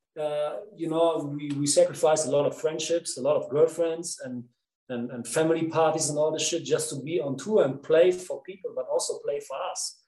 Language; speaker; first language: English; non-native, fluent; Dutch